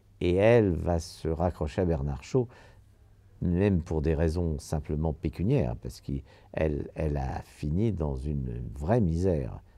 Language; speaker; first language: French; native; French